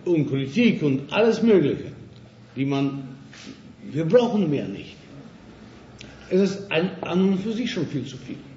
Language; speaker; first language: German; non-native, fluent; Russian